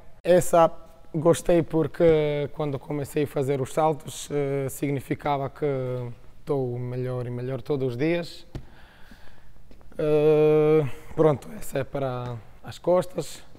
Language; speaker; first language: Portuguese; non-native, fluent; Croatian